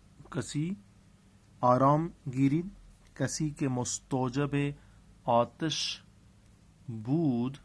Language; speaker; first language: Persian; non-native, fluent; Urdu